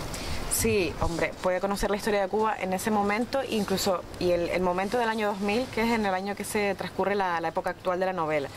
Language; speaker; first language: Spanish; native; Spanish